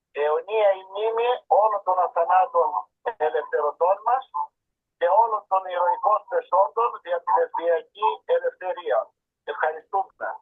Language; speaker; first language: Greek; native; Greek